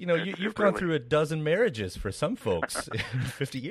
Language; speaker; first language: English; native; English